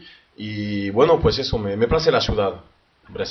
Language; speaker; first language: Spanish; early bilingual, heritage; French